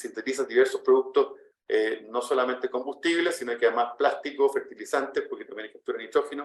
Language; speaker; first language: Spanish; native; Spanish